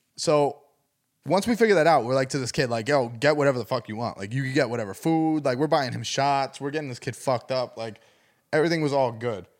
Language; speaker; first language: English; native; English